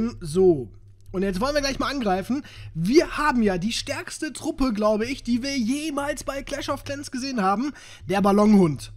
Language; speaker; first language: German; native; German